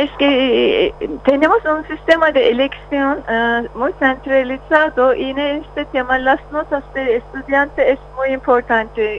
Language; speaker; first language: Spanish; non-native, fluent; Turkish